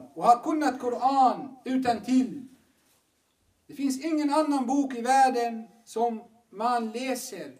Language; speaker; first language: Swedish; non-native, fluent; Arabic